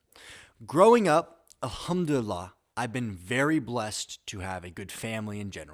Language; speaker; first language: English; native; English